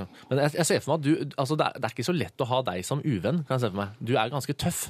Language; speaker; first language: Norwegian; native; Norwegian